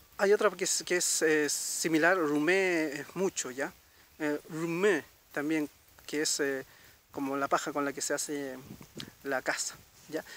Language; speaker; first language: Spanish; native; Spanish